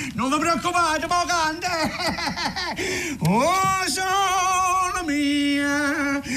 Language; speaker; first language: Italian; native; Italian